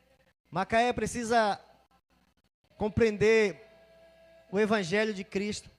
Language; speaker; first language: Portuguese; native; Portuguese